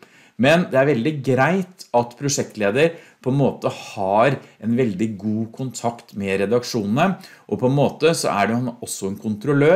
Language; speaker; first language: Norwegian; native; Norwegian